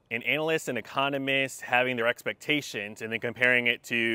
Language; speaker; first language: English; native; English